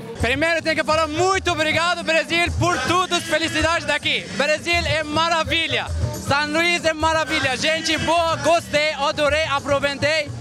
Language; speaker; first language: Portuguese; non-native, learner; Persian